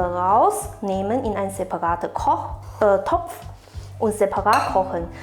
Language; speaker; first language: German; non-native, fluent; Chinese